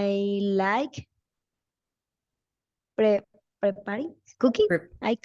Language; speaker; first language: English; non-native, learner; Spanish